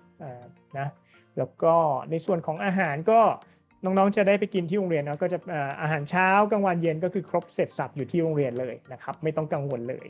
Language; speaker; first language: Thai; native; Thai